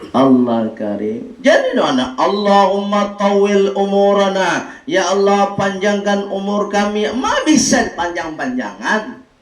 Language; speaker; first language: Malay; non-native, local second language; Minangkabau